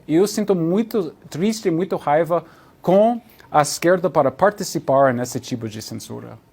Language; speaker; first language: Portuguese; non-native, learner; English